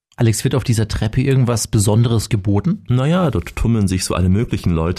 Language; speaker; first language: German; native; German